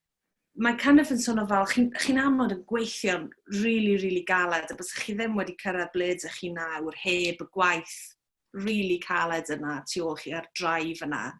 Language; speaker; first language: Welsh; native; Welsh